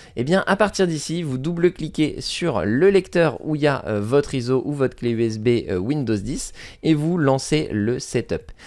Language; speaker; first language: French; native; French